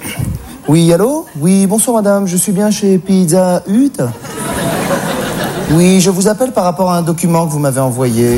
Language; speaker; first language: French; native; French